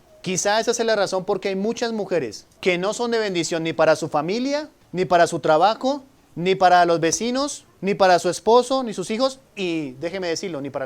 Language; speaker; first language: Spanish; native; Spanish